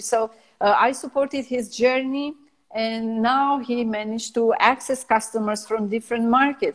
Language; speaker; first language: English; non-native, fluent; Romanian